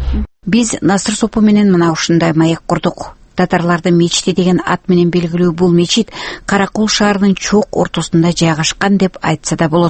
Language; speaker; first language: Kyrgyz; native; Kyrgyz